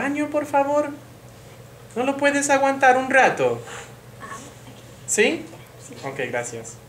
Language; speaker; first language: Spanish; non-native, fluent; English